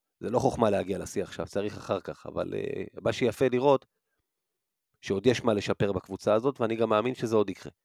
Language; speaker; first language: Hebrew; native; Hebrew